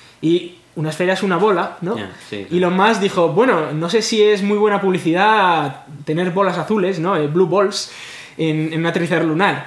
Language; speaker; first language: Spanish; native; Spanish